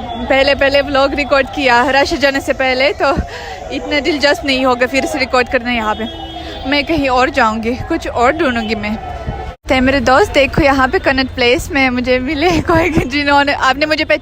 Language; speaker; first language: Hindi; non-native, fluent; Russian